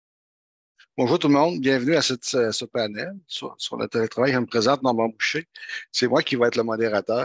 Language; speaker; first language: French; native; French